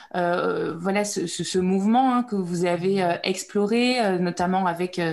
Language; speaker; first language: French; native; French